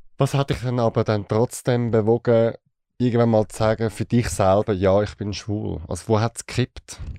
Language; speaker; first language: German; native; German